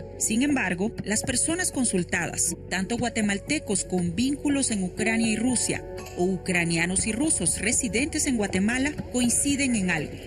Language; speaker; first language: Spanish; native; Spanish